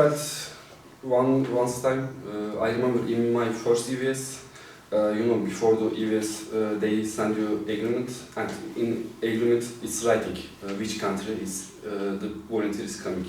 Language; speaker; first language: English; non-native, fluent; Turkish